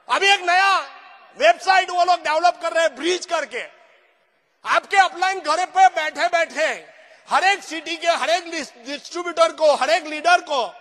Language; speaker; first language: Hindi; non-native, local second language; Gujarati